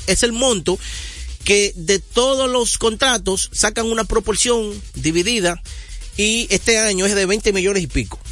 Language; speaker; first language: Spanish; native; Spanish